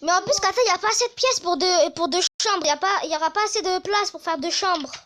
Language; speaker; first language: French; native; French